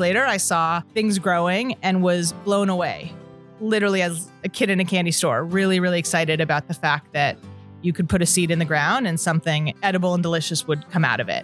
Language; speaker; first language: English; native; English